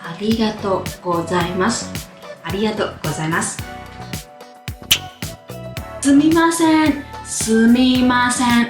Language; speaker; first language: Japanese; non-native, fluent; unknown